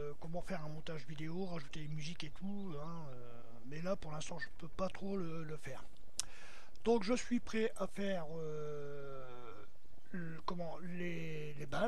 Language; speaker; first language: French; native; French